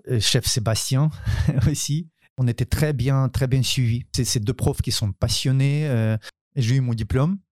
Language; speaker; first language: French; non-native, fluent; Ukrainian